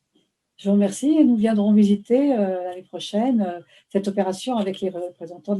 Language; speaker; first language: French; native; French